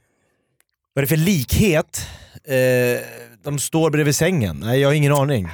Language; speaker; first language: Swedish; native; Swedish